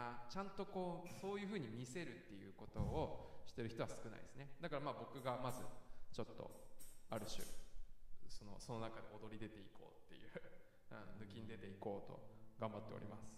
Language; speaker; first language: Japanese; native; Japanese